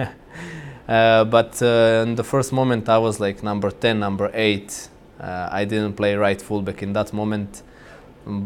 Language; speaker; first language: English; non-native, fluent; Croatian